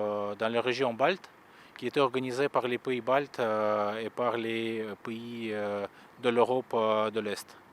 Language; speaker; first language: French; non-native, fluent; Russian